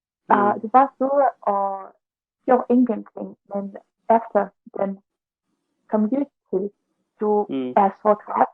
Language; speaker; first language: Danish; non-native, learner; Russian